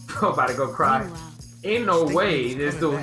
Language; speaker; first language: English; native; English